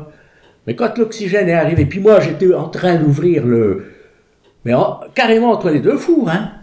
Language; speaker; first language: French; native; French